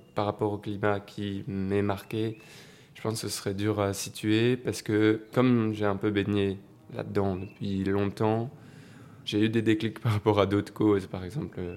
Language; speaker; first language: French; native; French